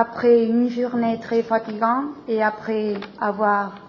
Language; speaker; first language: French; non-native, learner; Spanish